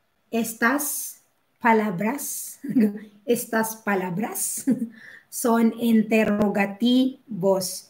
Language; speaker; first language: Spanish; non-native, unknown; Filipino